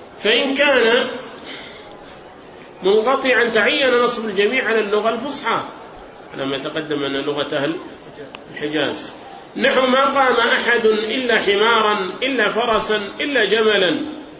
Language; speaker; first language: Arabic; native; Arabic